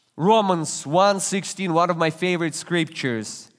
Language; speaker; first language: English; non-native, fluent; Russian